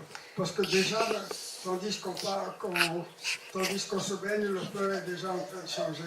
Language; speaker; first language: French; non-native, fluent; Italian